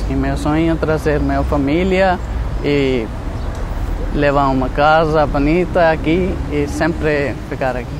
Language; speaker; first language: Portuguese; non-native, learner; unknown